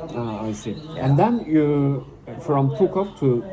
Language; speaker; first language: English; non-native, learner; Turkish